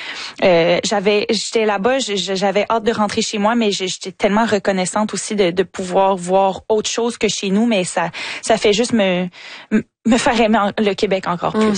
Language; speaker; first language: French; native; French